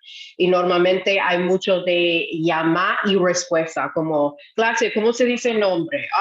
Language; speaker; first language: Spanish; non-native, fluent; English